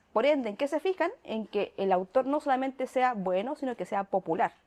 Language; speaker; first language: Spanish; native; Spanish